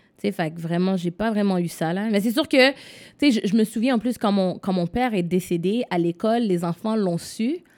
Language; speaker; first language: French; non-native, local second language; English